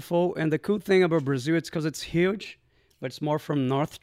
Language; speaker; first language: English; non-native, fluent; Portuguese